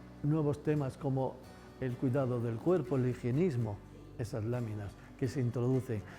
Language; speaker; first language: Spanish; native; Spanish